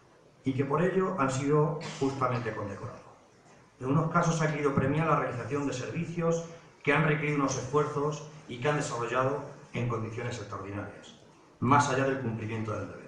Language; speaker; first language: Spanish; native; Spanish